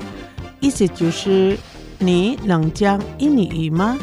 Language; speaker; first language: Chinese; non-native, fluent; Indonesian